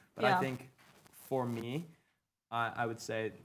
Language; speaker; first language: English; native; English